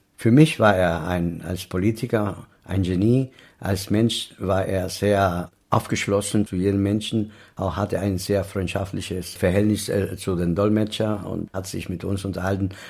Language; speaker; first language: German; non-native, fluent; Spanish